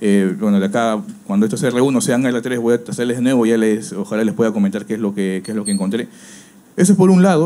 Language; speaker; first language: Spanish; native; Spanish